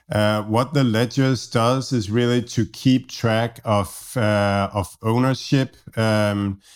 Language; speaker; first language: English; non-native, fluent; Danish